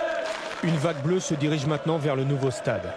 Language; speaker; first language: French; native; French